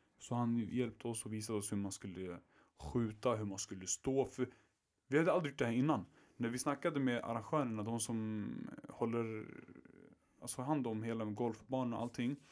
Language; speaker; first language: Swedish; early bilingual, other home language; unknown